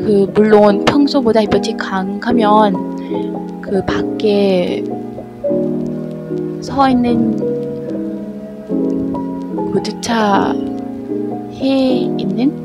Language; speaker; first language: Korean; non-native, learner; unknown